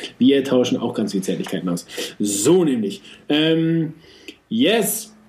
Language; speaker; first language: German; native; German